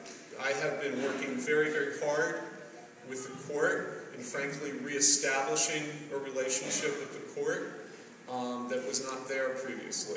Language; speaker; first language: English; native; English